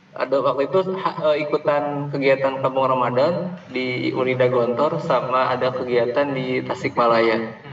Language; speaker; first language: Indonesian; native; Indonesian